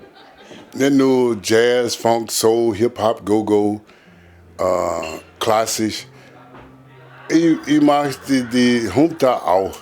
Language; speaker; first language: German; non-native, fluent; English